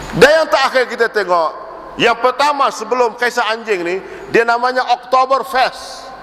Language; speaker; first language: Malay; native; Malay